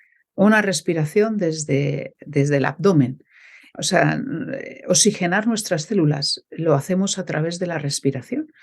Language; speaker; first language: Spanish; native; Spanish